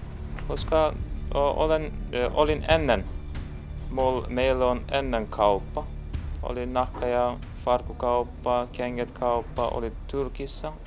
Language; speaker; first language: Finnish; non-native, learner; Turkish